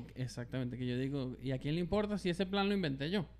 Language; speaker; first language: Spanish; native; Spanish